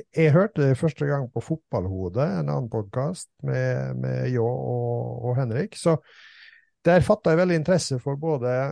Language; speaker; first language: Norwegian; native; Norwegian